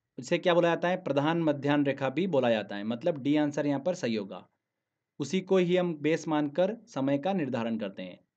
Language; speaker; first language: Hindi; native; Hindi